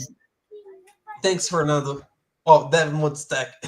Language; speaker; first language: English; non-native, learner; Portuguese